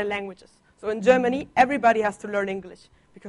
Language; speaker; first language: English; non-native, fluent; Italian